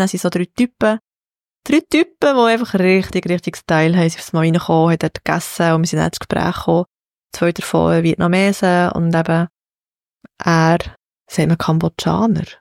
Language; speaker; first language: German; native; German